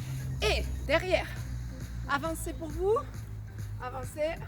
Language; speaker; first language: French; native; French